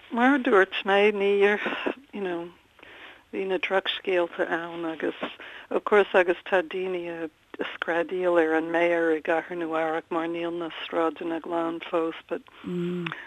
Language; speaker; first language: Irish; non-native, local second language; English